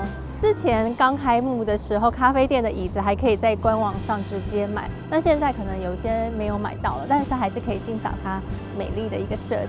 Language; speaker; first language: Chinese; native; Chinese